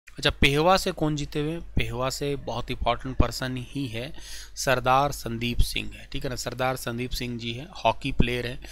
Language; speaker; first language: Hindi; native; Hindi